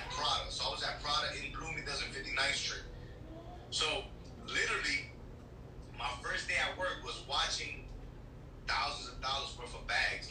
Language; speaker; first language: English; native; English